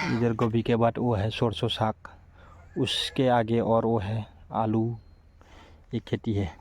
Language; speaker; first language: Hindi; non-native, local second language; Assamese